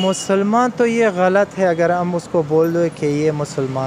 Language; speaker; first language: Hindi; non-native, learner; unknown